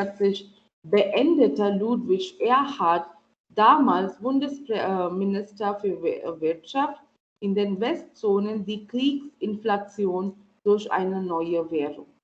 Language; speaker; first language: German; non-native, fluent; Marathi